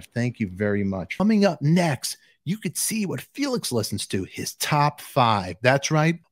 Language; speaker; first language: English; native; English